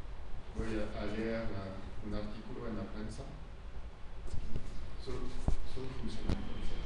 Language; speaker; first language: Spanish; non-native, fluent; French